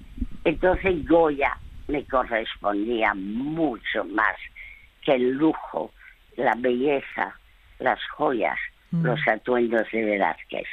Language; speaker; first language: Spanish; early bilingual, other home language; French